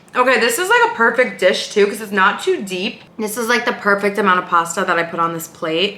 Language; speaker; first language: English; native; English